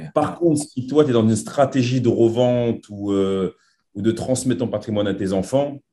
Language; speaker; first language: French; native; French